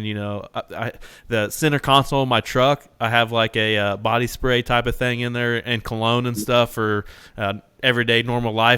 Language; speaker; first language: English; native; English